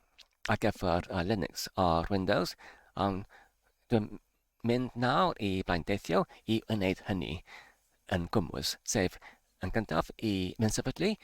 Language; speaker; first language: Welsh; non-native, learner; Polish